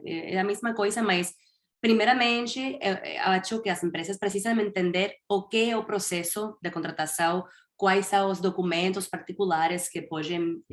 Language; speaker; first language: Portuguese; non-native, fluent; Spanish